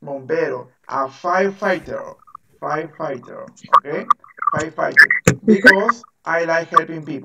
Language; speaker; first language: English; non-native, fluent; Spanish